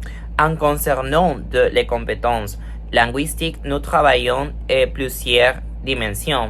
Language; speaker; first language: French; non-native, fluent; Spanish